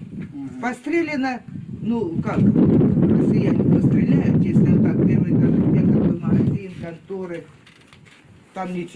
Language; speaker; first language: Russian; native; Russian